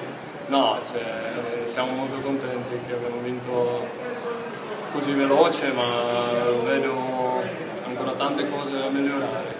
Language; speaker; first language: Italian; non-native, fluent; Czech